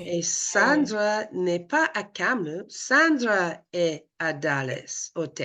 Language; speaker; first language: French; non-native, fluent; English